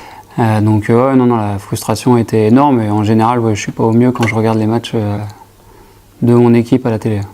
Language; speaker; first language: French; native; French